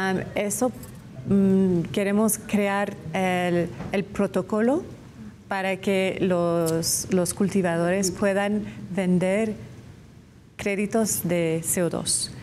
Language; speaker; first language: Spanish; non-native, fluent; English